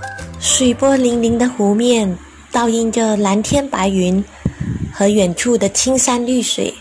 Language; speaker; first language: Chinese; native; Chinese